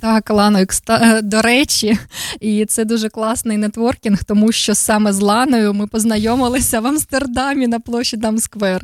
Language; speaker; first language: Ukrainian; native; Ukrainian